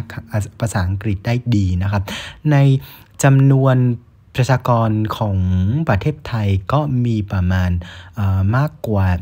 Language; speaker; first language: Thai; non-native, fluent; Vietnamese